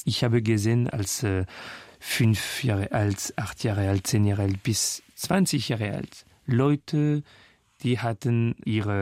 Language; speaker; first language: German; non-native, fluent; French